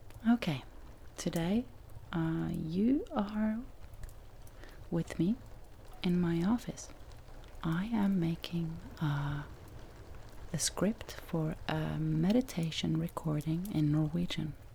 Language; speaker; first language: English; non-native, fluent; Norwegian